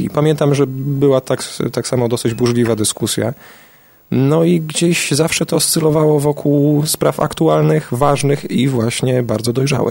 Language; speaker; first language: Polish; native; Polish